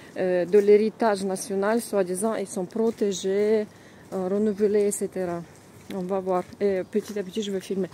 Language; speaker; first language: French; non-native, fluent; Russian